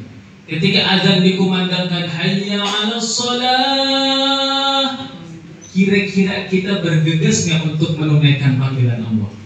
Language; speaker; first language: Indonesian; native; Indonesian